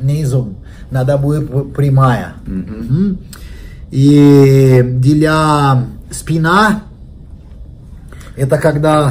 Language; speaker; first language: Russian; non-native, learner; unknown